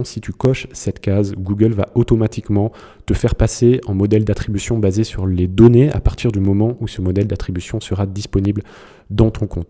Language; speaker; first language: French; native; French